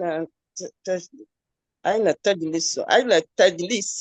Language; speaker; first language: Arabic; non-native, learner; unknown